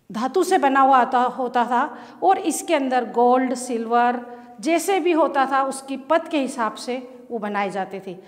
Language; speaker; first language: Hindi; native; Hindi